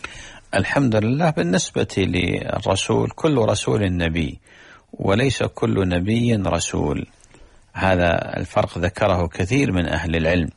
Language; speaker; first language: Arabic; native; Arabic